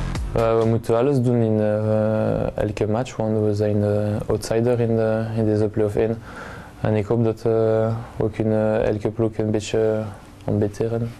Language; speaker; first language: Dutch; non-native, local second language; French